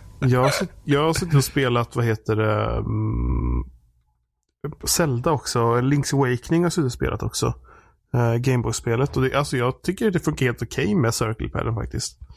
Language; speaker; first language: Swedish; native; Swedish